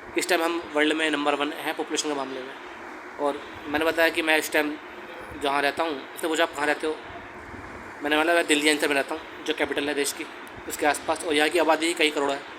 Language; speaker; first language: Hindi; native; Hindi